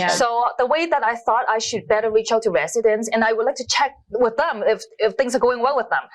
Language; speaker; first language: English; non-native, local second language; Cantonese